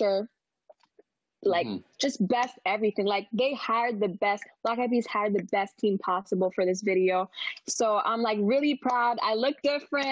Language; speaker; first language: English; non-native, local second language; Filipino